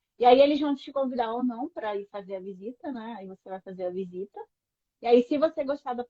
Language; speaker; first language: Portuguese; native; Portuguese